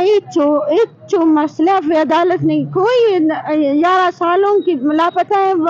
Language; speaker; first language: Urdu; non-native, local second language; Brahui